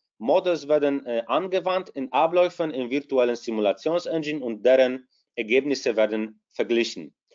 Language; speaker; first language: German; non-native, fluent; Polish